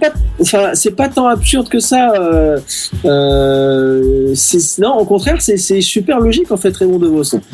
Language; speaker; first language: French; native; French